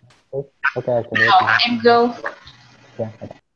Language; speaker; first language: English; non-native, learner; Vietnamese